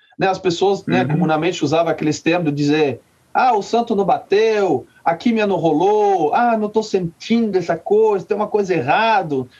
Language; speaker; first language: Portuguese; non-native, fluent; French